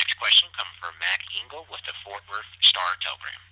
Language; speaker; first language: English; native; English